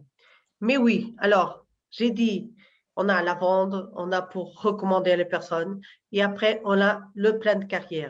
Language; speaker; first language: French; non-native, learner; Portuguese